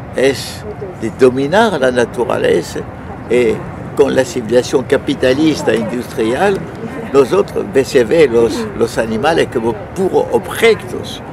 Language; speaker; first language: Spanish; non-native, fluent; French